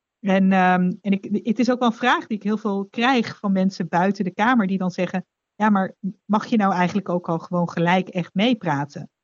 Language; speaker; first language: Dutch; native; Dutch